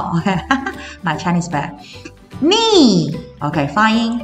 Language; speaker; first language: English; non-native, fluent; Chinese